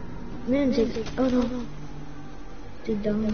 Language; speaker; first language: French; native; French